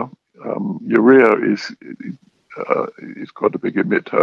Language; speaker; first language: English; native; English